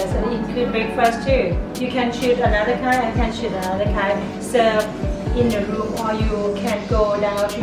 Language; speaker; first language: English; non-native, fluent; Thai